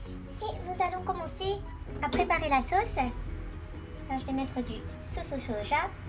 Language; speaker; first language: French; non-native, fluent; Japanese